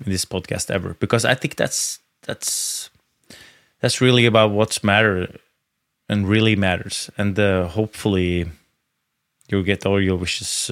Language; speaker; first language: English; non-native, fluent; Norwegian